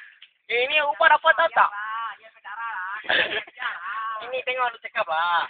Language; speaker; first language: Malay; non-native, local second language; Tamil